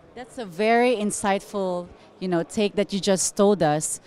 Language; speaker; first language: English; non-native, local second language; Filipino